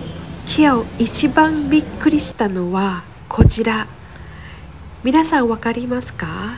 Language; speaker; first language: Japanese; non-native, fluent; Thai